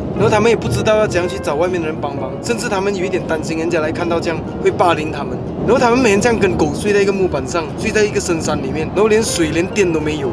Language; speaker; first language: Chinese; native; Chinese